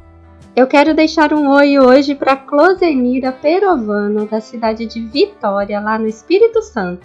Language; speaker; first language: Portuguese; native; Portuguese